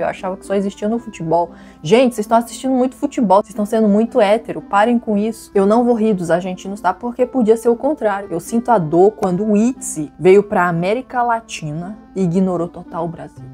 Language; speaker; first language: Portuguese; native; Portuguese